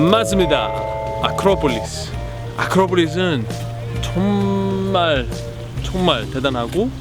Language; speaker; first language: Korean; non-native, learner; Greek